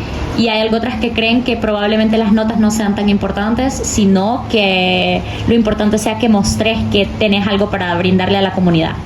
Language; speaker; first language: Spanish; native; Spanish